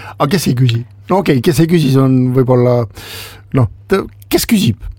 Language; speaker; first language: Estonian; non-native, local second language; Russian